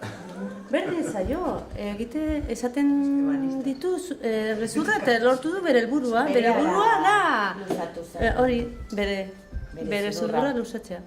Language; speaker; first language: Basque; non-native, local second language; Spanish